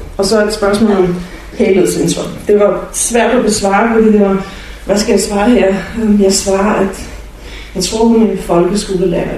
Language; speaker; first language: Danish; non-native, fluent; Bulgarian